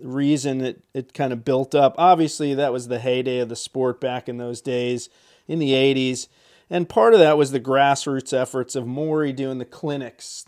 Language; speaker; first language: English; native; English